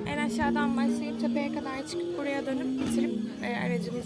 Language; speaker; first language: Turkish; native; Turkish